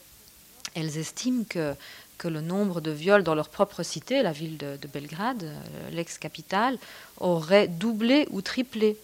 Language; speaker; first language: French; native; French